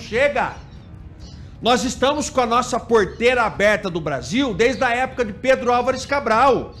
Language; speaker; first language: Portuguese; native; Portuguese